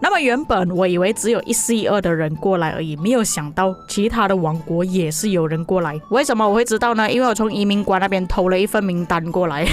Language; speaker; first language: Chinese; native; Chinese